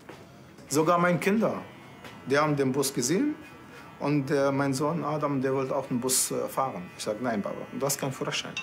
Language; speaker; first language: German; non-native, fluent; Arabic